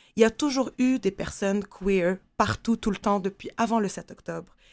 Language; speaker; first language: French; non-native, local second language; Arabic